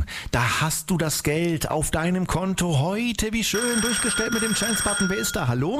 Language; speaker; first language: German; native; German